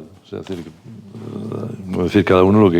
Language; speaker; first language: Spanish; native; Spanish